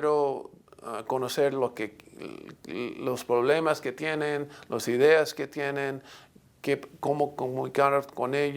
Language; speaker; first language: Spanish; non-native, learner; English